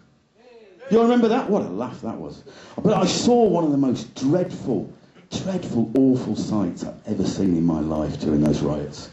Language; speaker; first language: English; native; English